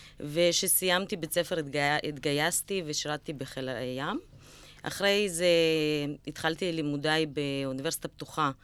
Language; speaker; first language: Hebrew; early bilingual, other home language; Russian